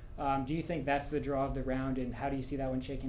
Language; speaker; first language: English; native; English